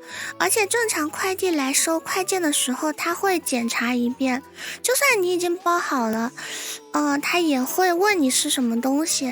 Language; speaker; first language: Chinese; native; Chinese